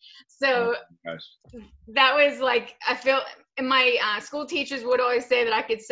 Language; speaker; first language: English; native; English